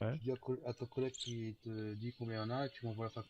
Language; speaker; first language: French; native; French